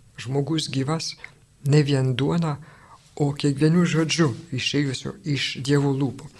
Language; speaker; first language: Lithuanian; non-native, fluent; French